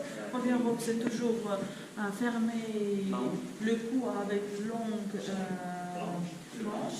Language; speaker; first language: French; non-native, learner; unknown